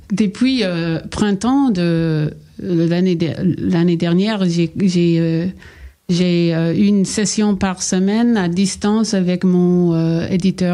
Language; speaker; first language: French; non-native, learner; English